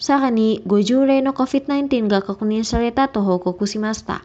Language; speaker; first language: Japanese; non-native, fluent; Indonesian